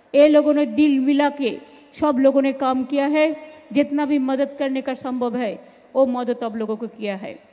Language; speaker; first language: Hindi; non-native, local second language; Bangla